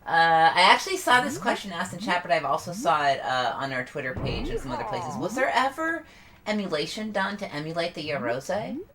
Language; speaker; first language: English; native; English